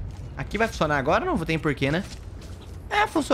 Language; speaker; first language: Portuguese; native; Portuguese